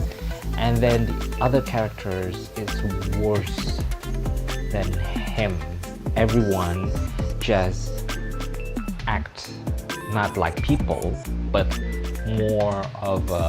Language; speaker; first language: English; non-native, fluent; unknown